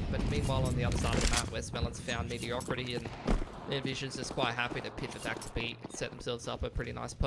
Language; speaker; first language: English; native; English